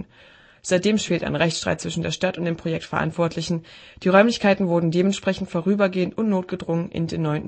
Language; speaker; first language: German; native; German